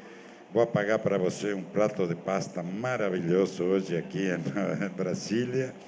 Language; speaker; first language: Portuguese; non-native, fluent; Spanish